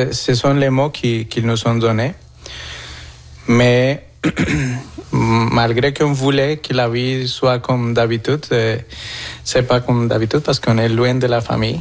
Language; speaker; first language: French; non-native, fluent; Spanish